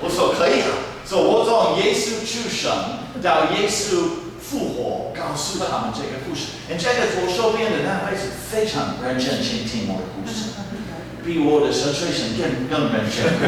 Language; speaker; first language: Chinese; non-native, fluent; English